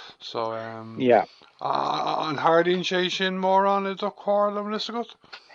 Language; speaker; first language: Irish; non-native, local second language; English